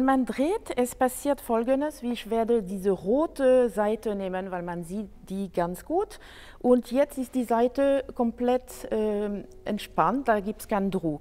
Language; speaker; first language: German; non-native, fluent; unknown